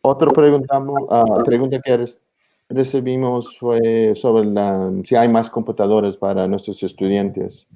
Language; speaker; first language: Spanish; early bilingual, heritage; English